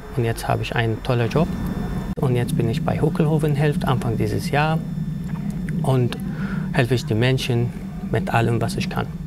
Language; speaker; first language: German; non-native, learner; Arabic